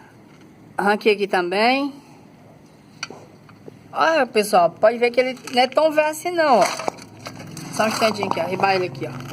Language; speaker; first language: Portuguese; native; Portuguese